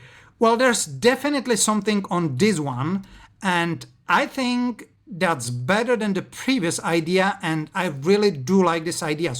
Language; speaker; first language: English; non-native, fluent; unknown